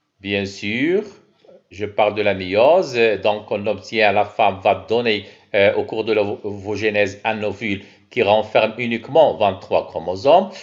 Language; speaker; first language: French; non-native, local second language; Arabic